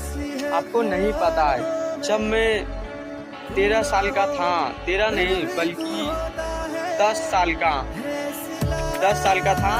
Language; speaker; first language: Hindi; non-native, fluent; Bangla